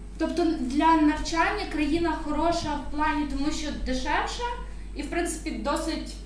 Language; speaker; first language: Ukrainian; native; Ukrainian